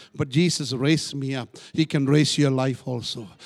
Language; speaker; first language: English; non-native, local second language; Malayalam